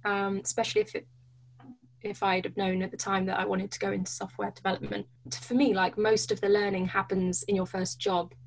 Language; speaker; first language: English; native; English